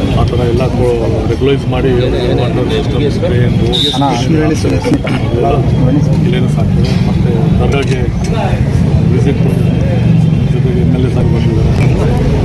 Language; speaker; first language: Kannada; non-native, local second language; Urdu